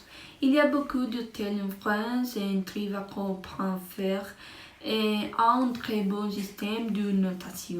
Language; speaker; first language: French; non-native, learner; Spanish